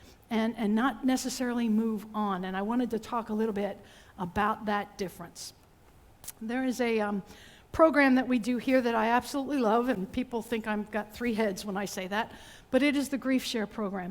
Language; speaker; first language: English; native; English